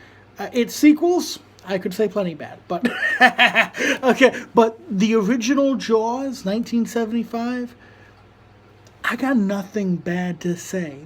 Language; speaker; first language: English; native; English